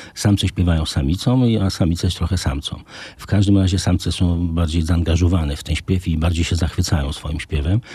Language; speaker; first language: Polish; native; Polish